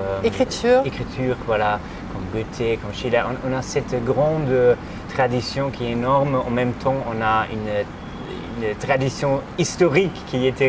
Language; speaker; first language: French; non-native, fluent; German